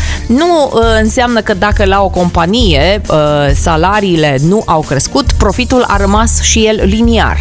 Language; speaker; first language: Romanian; native; Romanian